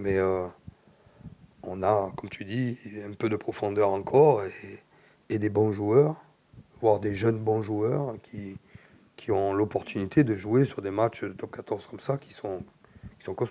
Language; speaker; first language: French; native; French